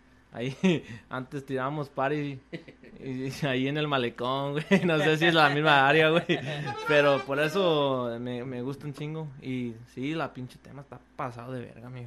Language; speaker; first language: Spanish; early bilingual, heritage; Spanish